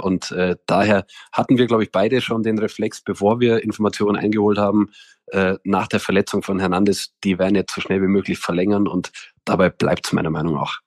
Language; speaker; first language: German; native; German